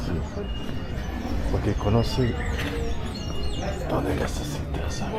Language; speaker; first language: Spanish; non-native, learner; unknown